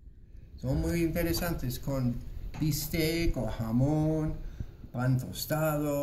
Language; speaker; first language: Spanish; non-native, fluent; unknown